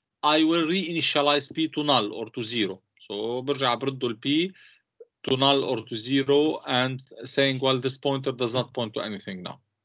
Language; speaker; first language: English; non-native, local second language; Arabic